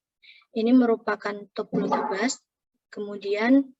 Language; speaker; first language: Indonesian; native; Indonesian